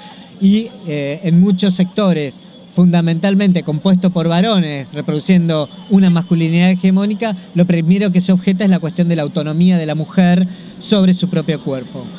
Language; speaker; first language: Spanish; native; Spanish